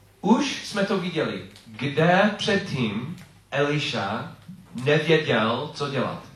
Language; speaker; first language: Czech; non-native, fluent; English